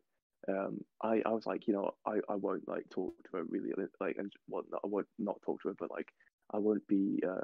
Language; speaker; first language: English; native; English